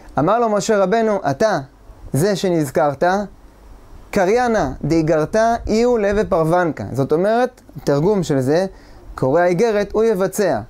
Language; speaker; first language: Hebrew; native; Hebrew